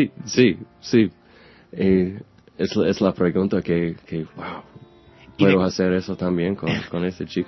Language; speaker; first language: Spanish; non-native, learner; English